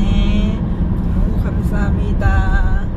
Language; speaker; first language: Korean; non-native, learner; Lao